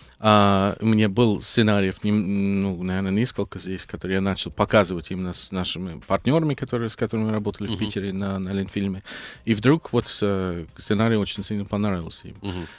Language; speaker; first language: Russian; non-native, fluent; English